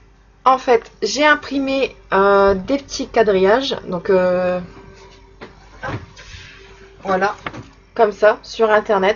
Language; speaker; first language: French; native; French